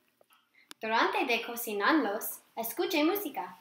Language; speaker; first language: Spanish; non-native, learner; English